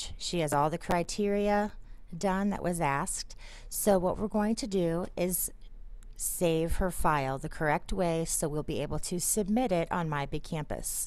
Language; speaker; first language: English; native; English